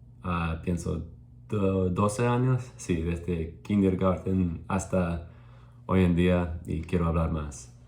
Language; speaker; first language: Spanish; non-native, learner; English